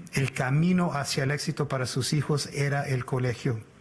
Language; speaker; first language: Spanish; early bilingual, heritage; Spanish